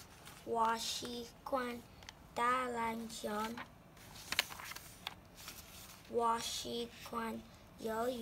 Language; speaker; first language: Chinese; non-native, learner; English